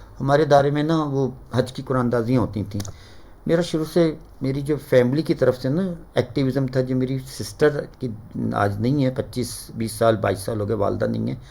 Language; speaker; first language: Urdu; native; Urdu